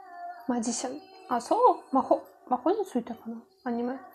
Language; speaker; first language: Japanese; non-native, learner; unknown